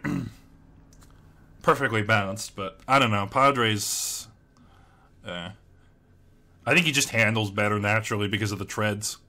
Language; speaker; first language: English; native; English